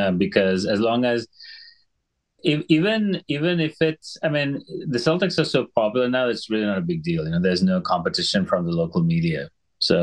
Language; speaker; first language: English; non-native, local second language; Sinhala